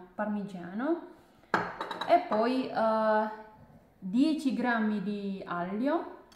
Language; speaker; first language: Italian; non-native, learner; Indonesian